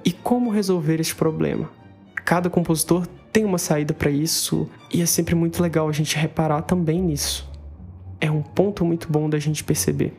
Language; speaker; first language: Portuguese; native; Portuguese